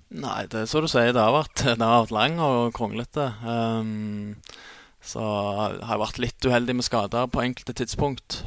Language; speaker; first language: Norwegian; native; Norwegian